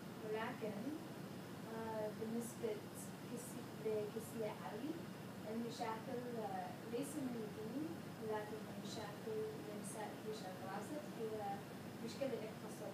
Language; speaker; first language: Arabic; non-native, learner; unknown